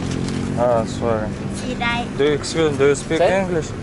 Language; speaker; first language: English; non-native, fluent; Russian